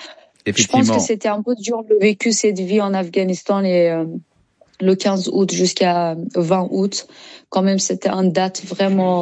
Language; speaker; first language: French; non-native, learner; Persian